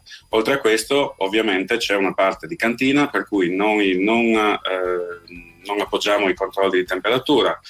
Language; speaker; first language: Italian; native; Italian